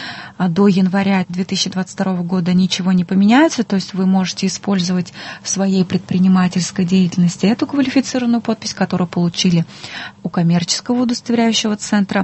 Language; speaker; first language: Russian; native; Russian